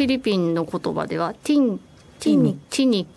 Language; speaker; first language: Japanese; native; Japanese